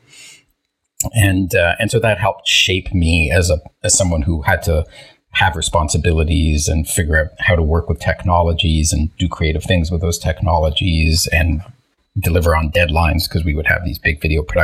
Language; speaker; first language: English; early bilingual, other home language; Hebrew